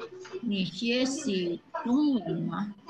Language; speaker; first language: Chinese; non-native, learner; Indonesian